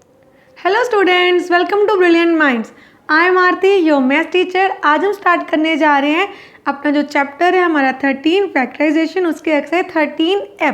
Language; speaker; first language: Hindi; native; Hindi